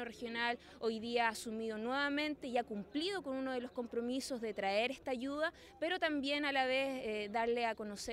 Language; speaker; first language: Spanish; native; Spanish